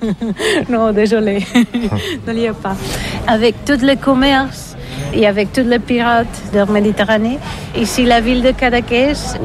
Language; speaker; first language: French; non-native, learner; Catalan